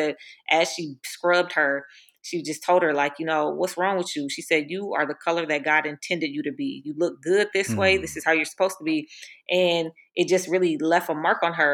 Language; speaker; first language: English; native; English